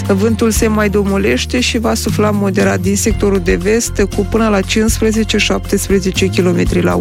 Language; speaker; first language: Romanian; native; Romanian